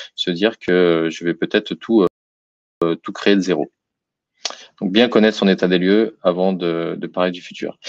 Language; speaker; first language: French; native; French